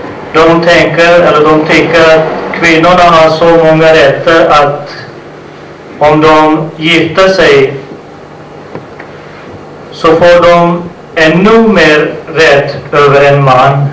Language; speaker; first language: Swedish; non-native, fluent; Urdu